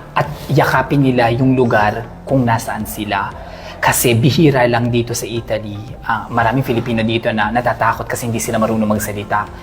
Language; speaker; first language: Filipino; native; Filipino